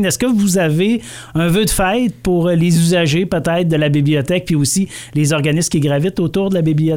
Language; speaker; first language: French; native; French